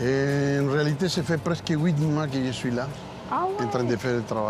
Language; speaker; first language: French; non-native, fluent; Spanish